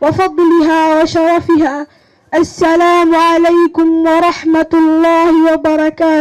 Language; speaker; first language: Arabic; non-native, learner; Somali